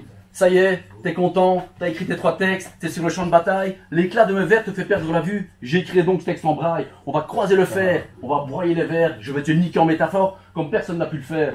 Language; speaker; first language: French; early bilingual, other home language; Turkish